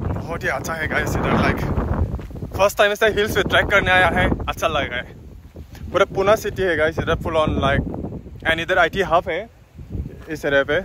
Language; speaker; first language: Hindi; non-native, local second language; Bodo